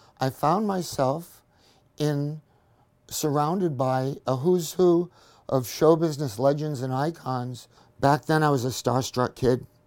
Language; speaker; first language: English; native; English